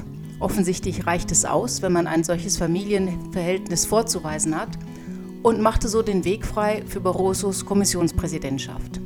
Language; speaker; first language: German; native; German